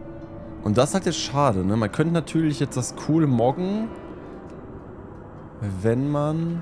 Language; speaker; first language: German; native; German